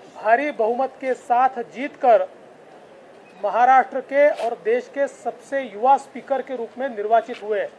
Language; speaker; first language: Hindi; non-native, local second language; Marathi